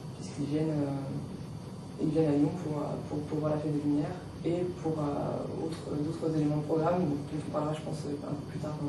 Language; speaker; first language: French; native; French